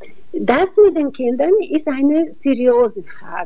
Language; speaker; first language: German; non-native, fluent; Bulgarian